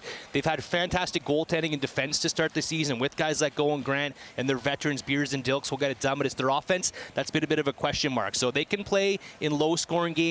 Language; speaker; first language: English; native; English